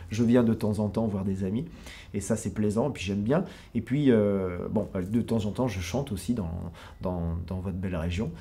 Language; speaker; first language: French; native; French